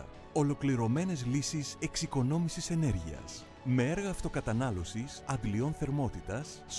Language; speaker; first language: Greek; native; Greek